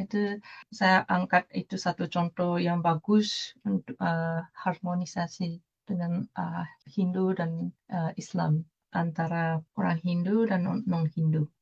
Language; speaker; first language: Indonesian; non-native, fluent; Japanese